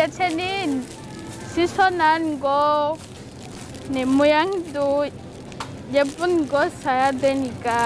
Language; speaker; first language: Korean; non-native, fluent; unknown